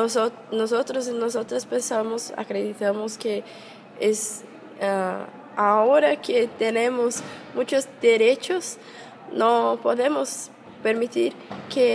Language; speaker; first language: Spanish; non-native, fluent; Portuguese